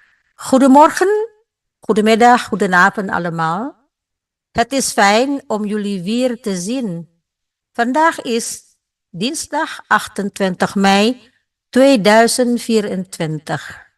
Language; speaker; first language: Dutch; non-native, fluent; Indonesian